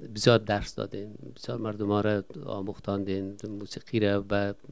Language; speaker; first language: Persian; native; Persian